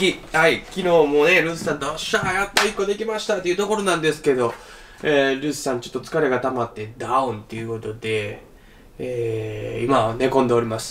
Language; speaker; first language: Japanese; native; Japanese